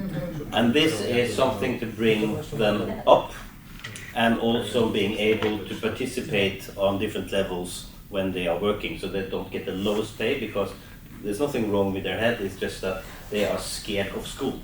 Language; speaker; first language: English; non-native, fluent; Norwegian